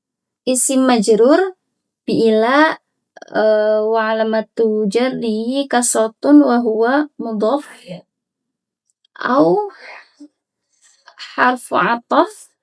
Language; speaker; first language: Arabic; non-native, learner; Indonesian